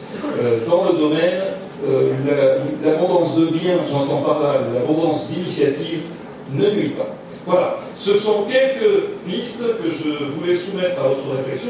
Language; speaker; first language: French; native; French